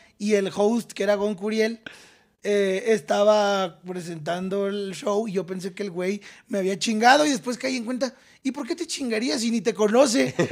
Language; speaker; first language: Spanish; native; Spanish